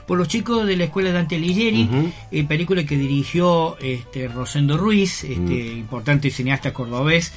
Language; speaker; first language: Spanish; native; Spanish